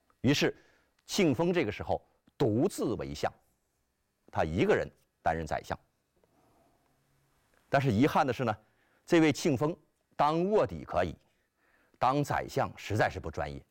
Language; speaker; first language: Chinese; native; Chinese